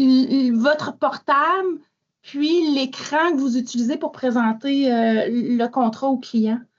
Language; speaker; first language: French; native; French